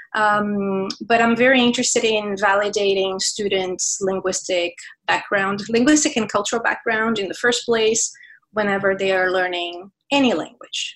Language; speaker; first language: English; non-native, fluent; Portuguese